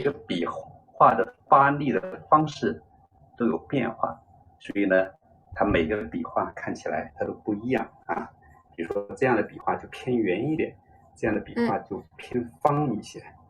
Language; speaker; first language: Chinese; native; Chinese